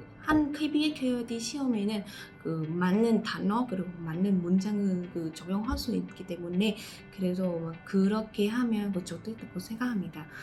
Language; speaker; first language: Korean; non-native, learner; Vietnamese